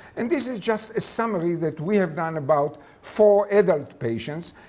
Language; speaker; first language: English; non-native, fluent; Hebrew